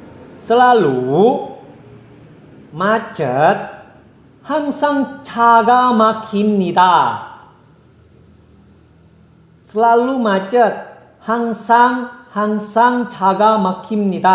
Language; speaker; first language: Korean; non-native, fluent; Indonesian